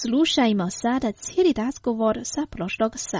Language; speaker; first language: Croatian; non-native, fluent; Chinese